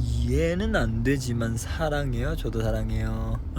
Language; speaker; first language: Korean; non-native, fluent; Chinese